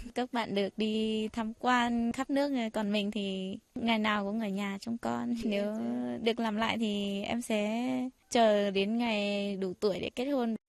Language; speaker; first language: Vietnamese; non-native, local second language; Hmong